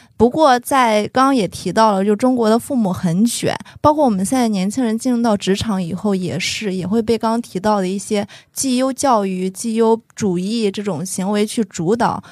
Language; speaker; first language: Chinese; native; Chinese